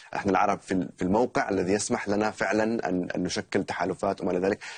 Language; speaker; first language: Arabic; native; Arabic